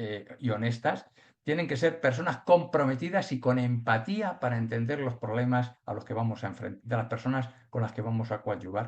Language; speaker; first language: Spanish; native; Spanish